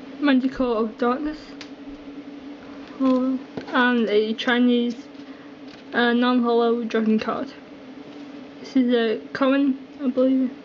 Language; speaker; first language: English; native; English